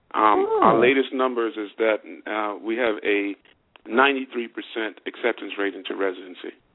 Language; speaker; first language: English; native; English